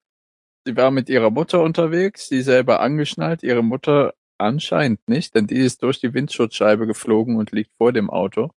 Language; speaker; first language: German; native; German